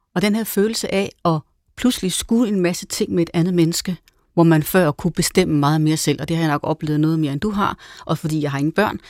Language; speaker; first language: Danish; native; Danish